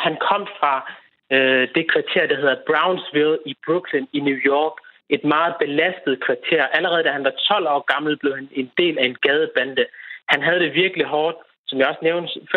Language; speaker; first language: Danish; native; Danish